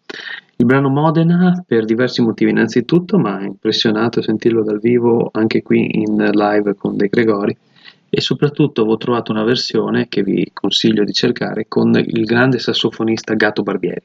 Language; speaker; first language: Italian; native; Italian